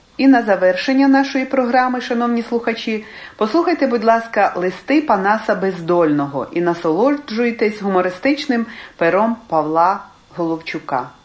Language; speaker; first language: Ukrainian; early bilingual, heritage; Ukrainian